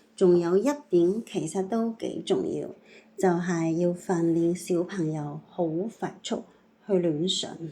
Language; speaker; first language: Cantonese; non-native, fluent; Chinese